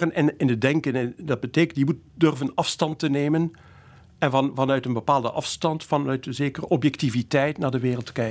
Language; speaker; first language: Dutch; native; Dutch